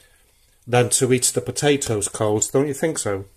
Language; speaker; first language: English; native; English